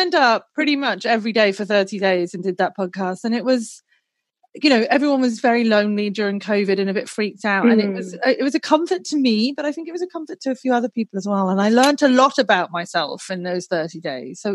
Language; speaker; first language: English; native; English